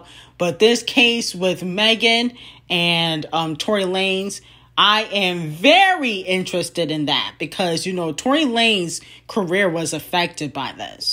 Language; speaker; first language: English; native; English